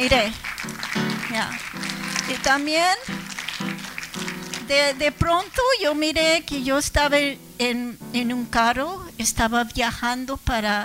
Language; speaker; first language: Spanish; early bilingual, heritage; English